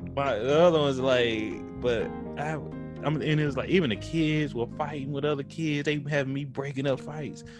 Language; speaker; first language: English; native; English